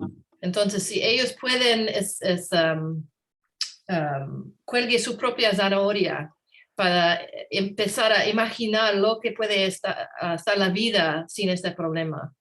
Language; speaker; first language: Spanish; non-native, learner; English